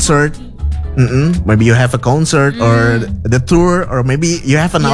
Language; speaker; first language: English; non-native, learner; Indonesian